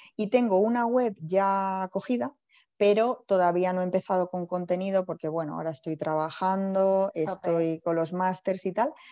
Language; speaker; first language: Spanish; native; Spanish